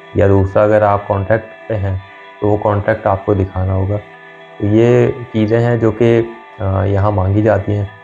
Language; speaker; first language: Urdu; non-native, local second language; Punjabi